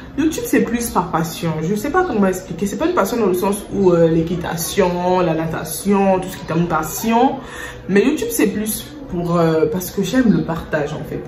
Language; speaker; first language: French; native; French